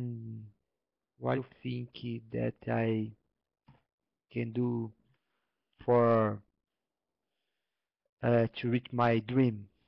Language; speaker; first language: English; non-native, learner; Portuguese